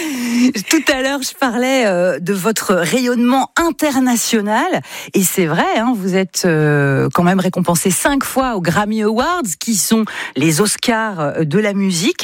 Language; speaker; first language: French; native; French